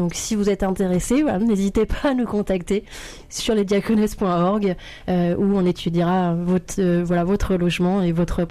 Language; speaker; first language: French; native; French